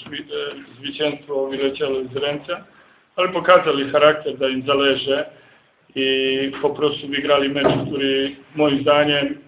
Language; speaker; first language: Polish; non-native, fluent; Serbian